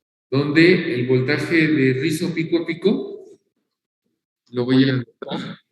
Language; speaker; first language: Spanish; native; Spanish